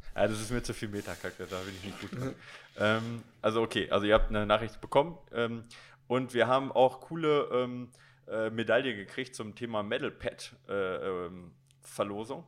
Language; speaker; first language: German; native; German